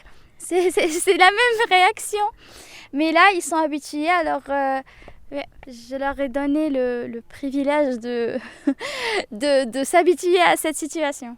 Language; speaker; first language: French; non-native, local second language; Arabic